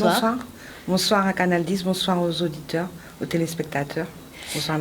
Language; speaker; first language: French; native; French